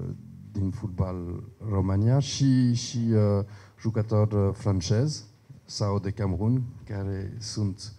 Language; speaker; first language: Romanian; non-native, learner; French